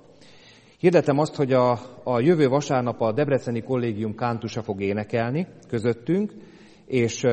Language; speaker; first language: Hungarian; native; Hungarian